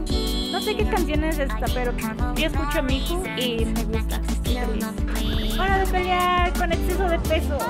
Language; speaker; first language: Spanish; native; Spanish